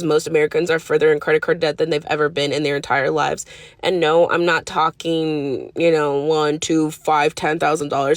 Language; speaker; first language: English; native; English